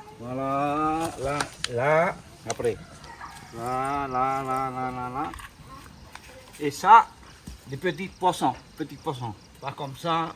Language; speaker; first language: French; non-native, local second language; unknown